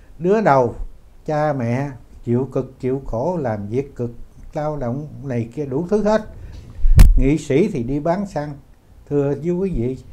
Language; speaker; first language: Vietnamese; native; Vietnamese